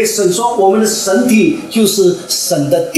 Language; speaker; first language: Chinese; early bilingual, heritage; Chinese